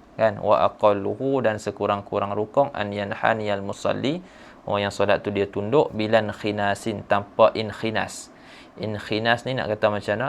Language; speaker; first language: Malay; native; Malay